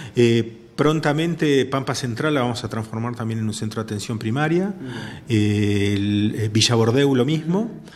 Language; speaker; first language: Spanish; native; Spanish